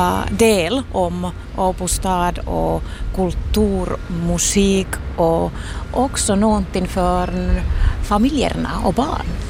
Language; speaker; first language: Swedish; non-native, local second language; Finnish